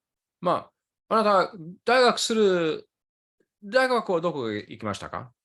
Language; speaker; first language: Japanese; early bilingual, other home language; English